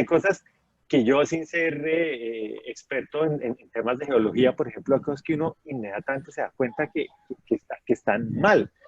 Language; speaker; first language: Spanish; native; Spanish